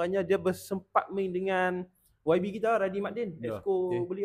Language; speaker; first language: Malay; native; Malay